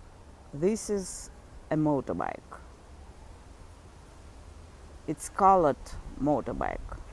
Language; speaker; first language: English; non-native, learner; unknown